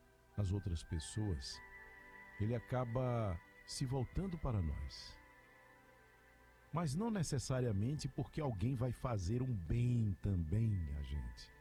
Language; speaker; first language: Portuguese; native; Portuguese